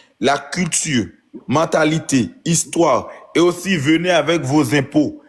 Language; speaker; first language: French; non-native, local second language; Haitian Creole